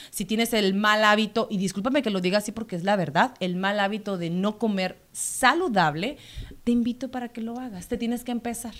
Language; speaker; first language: Spanish; native; Spanish